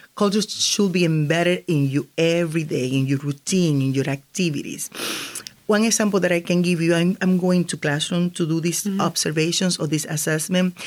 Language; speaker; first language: English; non-native, fluent; Spanish